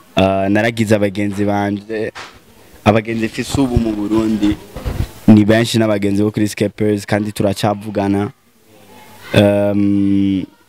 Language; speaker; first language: Rundi; native; Rundi